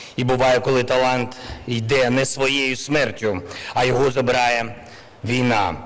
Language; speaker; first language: Ukrainian; non-native, local second language; Russian